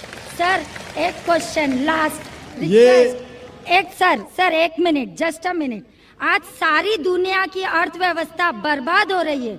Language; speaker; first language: Hindi; non-native, local second language; Marathi